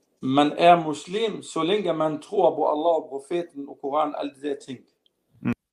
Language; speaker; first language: Danish; non-native, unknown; Arabic